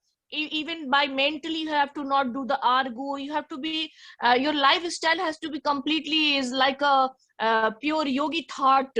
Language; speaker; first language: English; non-native, learner; Hindi